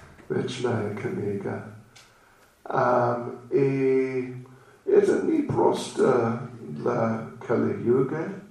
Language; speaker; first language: Russian; non-native, learner; English